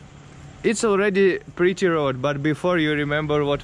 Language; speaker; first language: English; non-native, learner; Russian